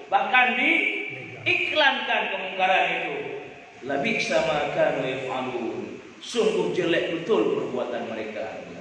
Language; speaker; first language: Malay; non-native, local second language; Achinese